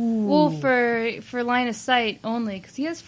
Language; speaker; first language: English; native; English